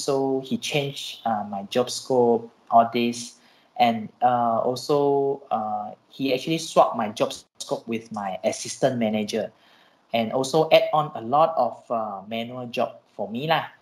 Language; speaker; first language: English; non-native, local second language; Chinese